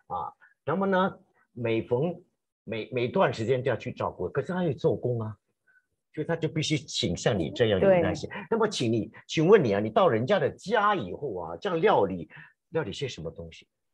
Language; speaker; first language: Chinese; native; Chinese